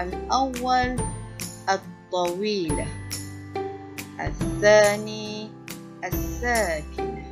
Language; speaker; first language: Arabic; non-native, fluent; Malay